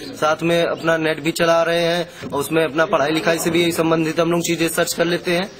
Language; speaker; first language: Hindi; native; Hindi